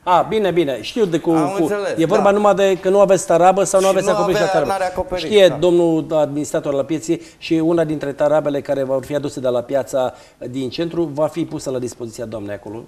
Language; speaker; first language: Romanian; native; Romanian